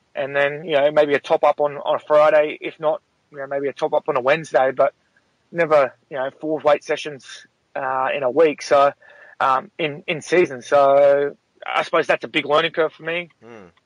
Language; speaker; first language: English; native; English